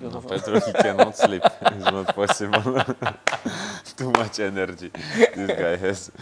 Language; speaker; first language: English; non-native, fluent; Russian